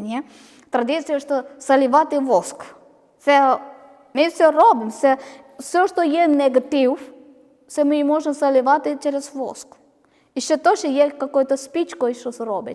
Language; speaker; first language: Ukrainian; non-native, learner; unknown